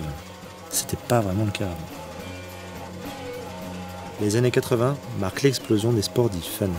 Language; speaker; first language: French; native; French